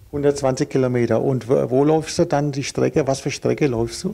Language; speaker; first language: German; native; German